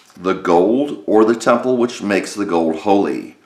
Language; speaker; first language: English; native; English